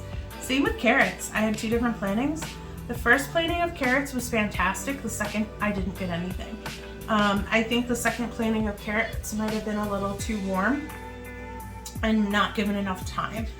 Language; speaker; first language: English; native; English